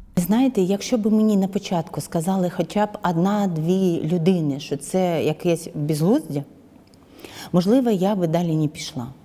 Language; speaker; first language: Ukrainian; native; Ukrainian